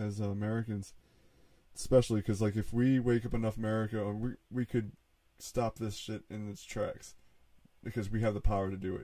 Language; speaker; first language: English; native; English